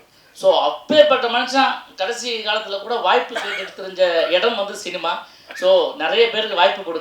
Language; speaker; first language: Tamil; native; Tamil